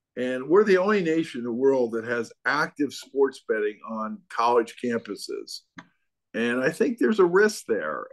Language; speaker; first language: English; native; English